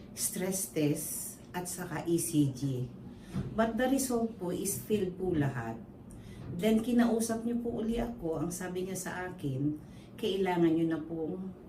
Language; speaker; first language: Filipino; native; Filipino